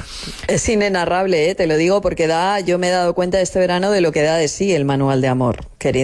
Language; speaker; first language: Spanish; native; Spanish